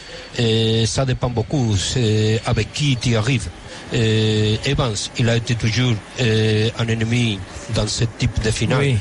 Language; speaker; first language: French; non-native, fluent; Spanish